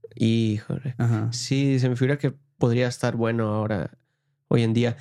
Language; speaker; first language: Spanish; early bilingual, heritage; Spanish